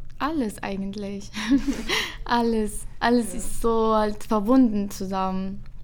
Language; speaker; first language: German; non-native, fluent; Arabic